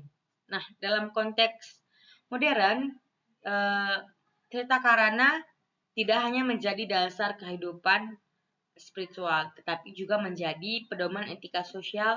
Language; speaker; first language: Indonesian; non-native, local second language; Balinese